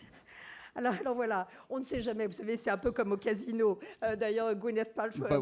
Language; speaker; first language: French; native; French